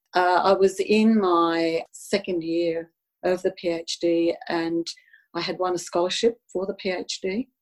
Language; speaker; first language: English; non-native, local second language; Italian